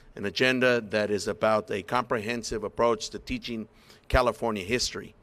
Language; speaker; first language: English; early bilingual, other home language; Spanish